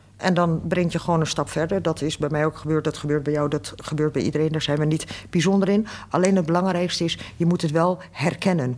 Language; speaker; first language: Dutch; early bilingual, other home language; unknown